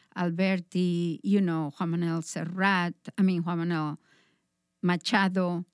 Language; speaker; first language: English; non-native, fluent; Spanish